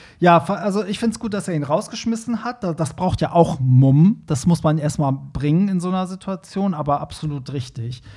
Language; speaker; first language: German; early bilingual, other home language; Persian